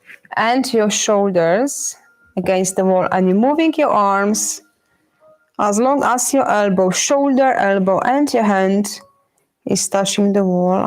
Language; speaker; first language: English; non-native, fluent; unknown